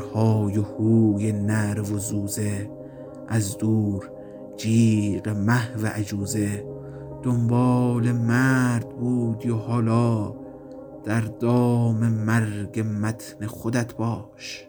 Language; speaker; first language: Persian; native; Persian